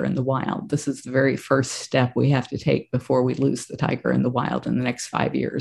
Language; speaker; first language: English; native; English